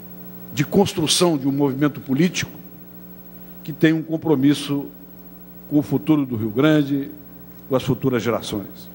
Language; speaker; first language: Portuguese; native; Portuguese